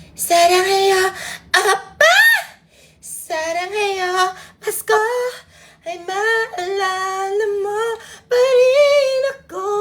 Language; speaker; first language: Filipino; non-native, local second language; Cebuano